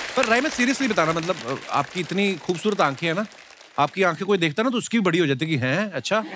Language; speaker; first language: Hindi; native; Hindi